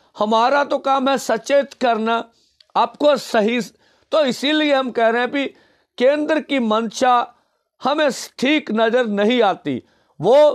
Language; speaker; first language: Hindi; non-native, local second language; Punjabi